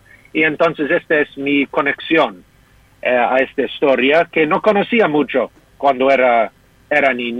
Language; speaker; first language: Spanish; non-native, fluent; English